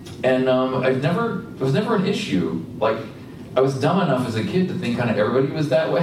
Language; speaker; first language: English; native; English